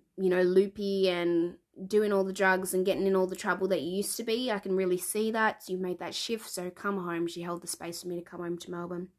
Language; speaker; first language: English; native; English